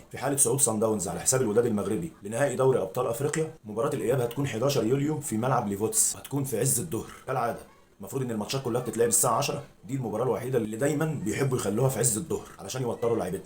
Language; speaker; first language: Arabic; native; Arabic